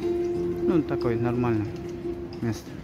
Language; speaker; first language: Russian; non-native, learner; Azerbaijani